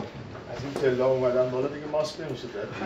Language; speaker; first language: Persian; native; Persian